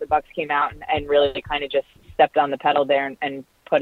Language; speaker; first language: English; native; English